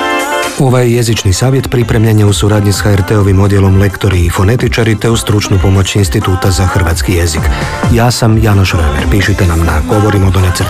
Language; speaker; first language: Serbian; native; Serbian